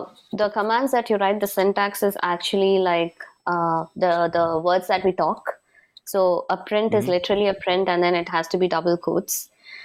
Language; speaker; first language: English; non-native, local second language; Tamil